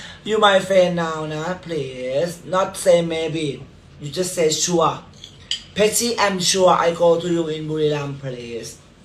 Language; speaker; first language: English; non-native, learner; Thai